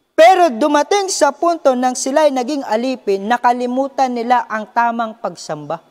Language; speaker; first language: Filipino; native; Filipino